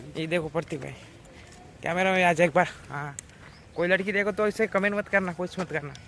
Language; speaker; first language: Hindi; non-native, local second language; Marathi